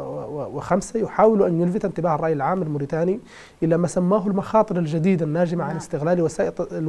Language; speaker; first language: Arabic; native; Arabic